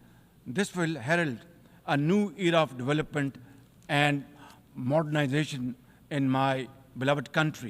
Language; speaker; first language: English; non-native, local second language; Urdu